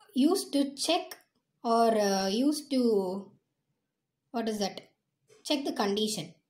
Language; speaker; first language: English; non-native, local second language; Tamil